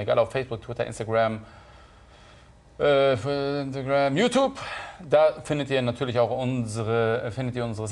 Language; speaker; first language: German; native; German